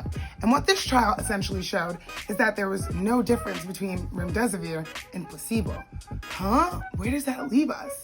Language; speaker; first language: English; native; English